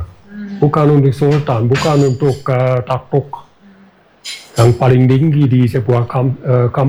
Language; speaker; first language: Indonesian; non-native, fluent; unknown